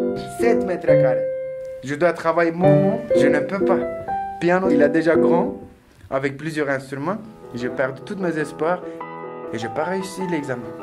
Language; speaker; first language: French; non-native, learner; Kurdish